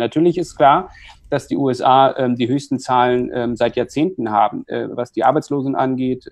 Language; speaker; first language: German; native; German